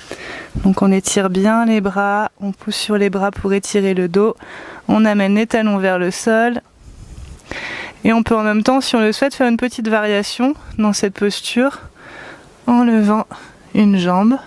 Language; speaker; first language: French; native; French